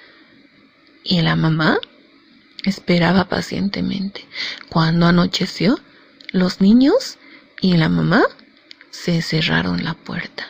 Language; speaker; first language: Spanish; native; Spanish